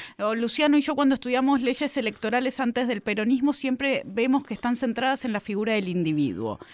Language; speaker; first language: Spanish; native; Spanish